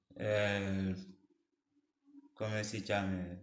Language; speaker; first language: Italian; non-native, learner; Mandingo